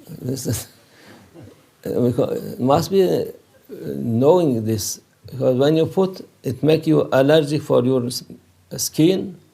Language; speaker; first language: English; non-native, learner; Turkish